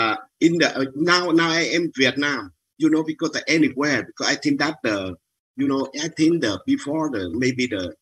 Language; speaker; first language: English; non-native, learner; Vietnamese